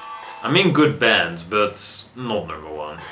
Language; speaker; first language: English; non-native, fluent; Dutch